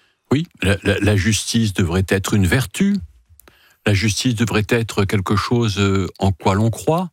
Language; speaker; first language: French; native; French